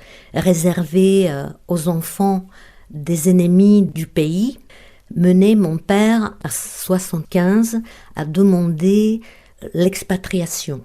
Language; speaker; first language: French; non-native, fluent; Czech